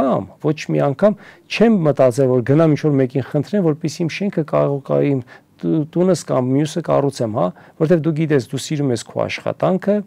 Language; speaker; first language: Armenian; early bilingual, heritage; Armenian